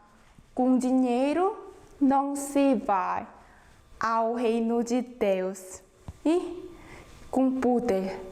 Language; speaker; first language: Portuguese; non-native, fluent; Korean